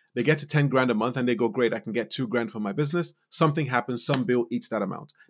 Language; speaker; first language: English; non-native, local second language; Yoruba